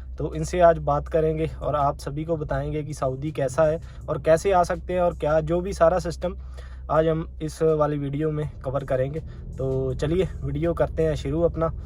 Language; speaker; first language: Hindi; non-native, local second language; Punjabi